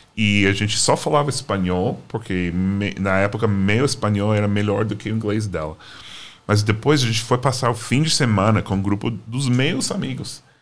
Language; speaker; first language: Portuguese; non-native, fluent; English